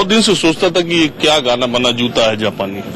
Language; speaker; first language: Hindi; native; Hindi